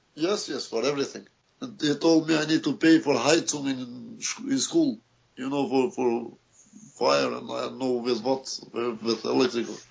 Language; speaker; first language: English; non-native, learner; Albanian